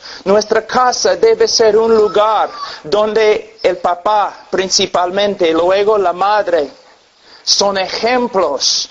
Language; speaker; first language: Spanish; non-native, fluent; English